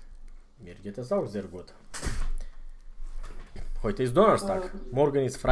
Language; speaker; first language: German; non-native, fluent; Romanian